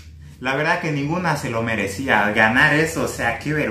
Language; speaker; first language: Spanish; native; Spanish